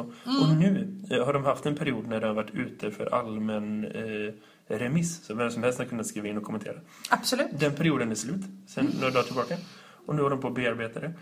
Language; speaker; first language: Swedish; native; Swedish